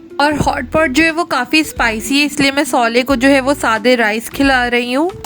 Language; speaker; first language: Urdu; native; Urdu